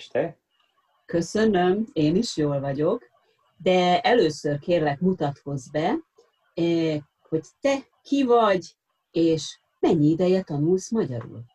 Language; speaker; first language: Hungarian; non-native, fluent; Japanese